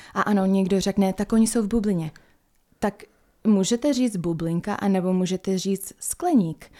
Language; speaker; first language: Czech; non-native, fluent; English